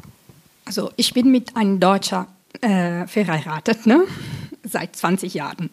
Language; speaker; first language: German; non-native, fluent; Italian